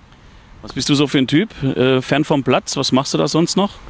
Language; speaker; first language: German; native; German